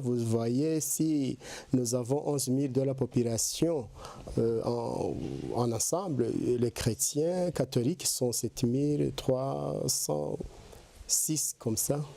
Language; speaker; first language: French; non-native, local second language; Kinyarwanda